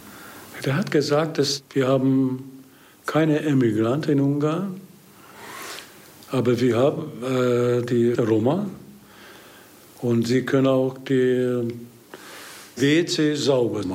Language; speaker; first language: German; non-native, learner; Hungarian